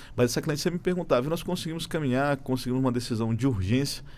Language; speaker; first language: Portuguese; native; Portuguese